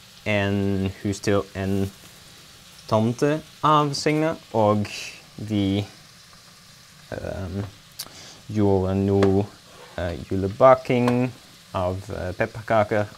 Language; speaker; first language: Norwegian; non-native, learner; Dutch